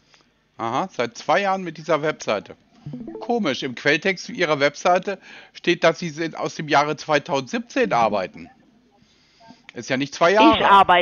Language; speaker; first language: German; native; German